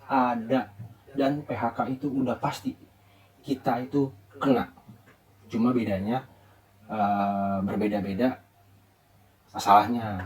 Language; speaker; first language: Indonesian; native; Indonesian